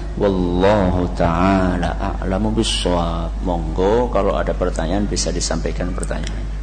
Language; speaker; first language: Malay; non-native, local second language; Javanese